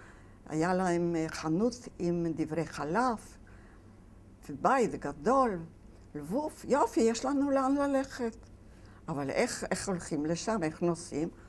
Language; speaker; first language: Hebrew; non-native, fluent; Yiddish